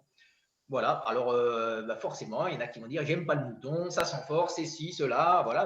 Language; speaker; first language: French; native; French